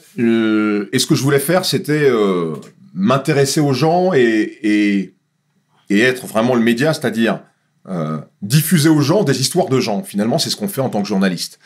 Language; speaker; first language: French; native; French